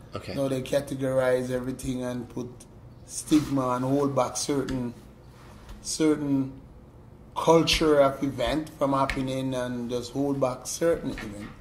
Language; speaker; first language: English; native; English